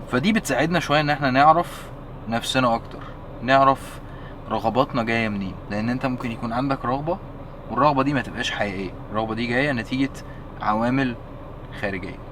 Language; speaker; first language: Egyptian Arabic; early bilingual, heritage; Arabic